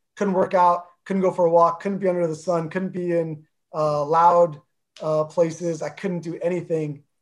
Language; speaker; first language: English; early bilingual, other home language; Armenian